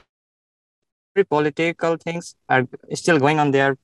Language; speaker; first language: English; non-native, local second language; Nepali